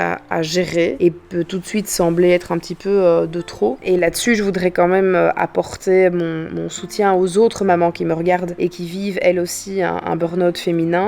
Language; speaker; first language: French; native; French